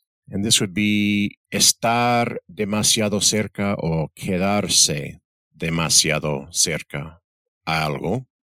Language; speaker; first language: English; native; English